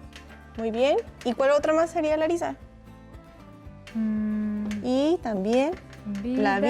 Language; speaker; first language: Spanish; native; Spanish